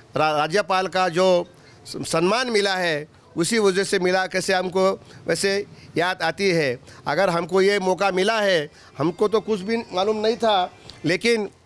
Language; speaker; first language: Hindi; non-native, local second language; Lambadi